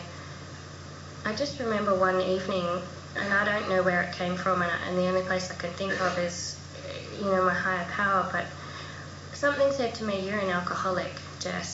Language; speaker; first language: English; native; English